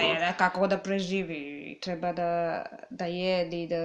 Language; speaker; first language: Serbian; non-native, learner; English